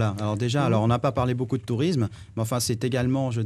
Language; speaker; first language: French; native; French